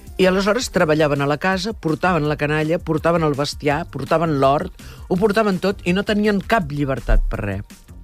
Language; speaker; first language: Catalan; early bilingual, heritage; Catalan